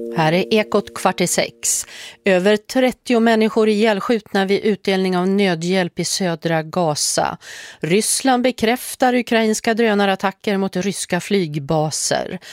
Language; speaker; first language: Swedish; native; Swedish